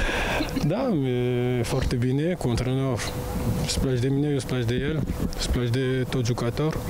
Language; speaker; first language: Romanian; non-native, learner; French